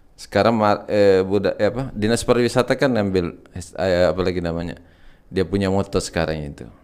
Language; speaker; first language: Indonesian; native; Indonesian